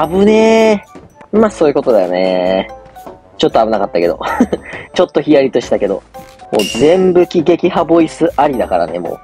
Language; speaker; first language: Japanese; native; Japanese